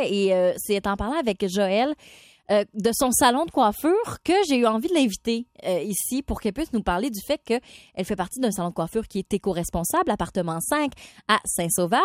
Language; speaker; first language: French; native; French